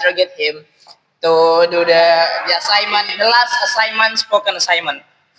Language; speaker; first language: English; non-native, learner; Indonesian